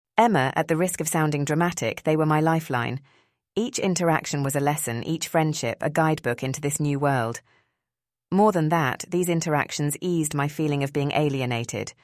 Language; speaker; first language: English; early bilingual, other home language; Spanish